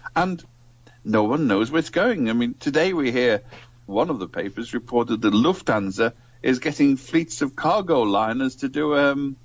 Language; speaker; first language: English; native; English